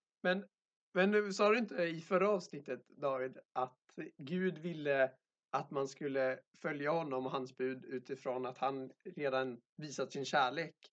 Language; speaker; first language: Swedish; native; Swedish